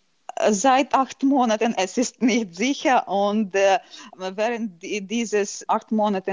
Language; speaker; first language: German; non-native, fluent; Ukrainian